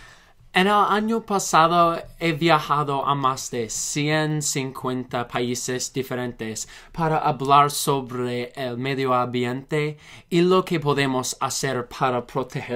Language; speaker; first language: Spanish; non-native, learner; English